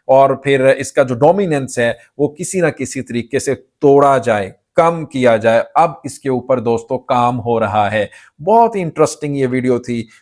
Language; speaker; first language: Urdu; native; Urdu